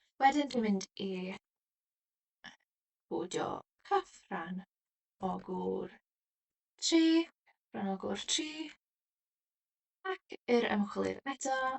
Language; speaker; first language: Welsh; non-native, local second language; English